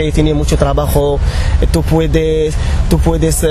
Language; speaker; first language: Spanish; non-native, learner; Arabic